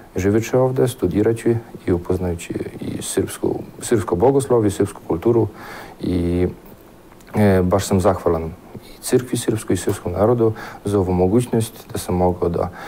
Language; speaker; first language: Serbian; non-native, fluent; Polish